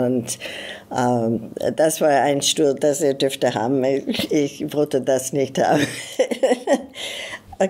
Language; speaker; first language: German; non-native, fluent; English